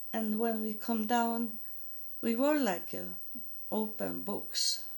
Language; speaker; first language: English; non-native, learner; Swedish